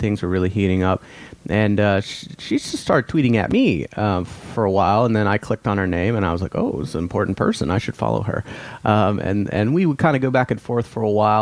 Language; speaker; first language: English; native; English